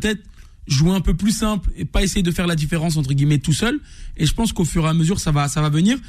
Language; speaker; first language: French; native; French